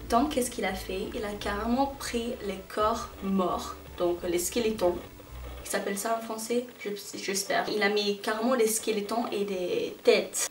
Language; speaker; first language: French; non-native, fluent; English